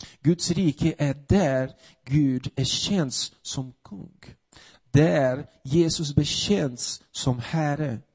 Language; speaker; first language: Swedish; non-native, fluent; Portuguese